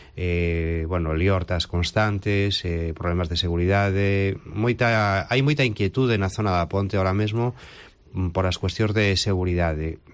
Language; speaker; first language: Galician; native; Galician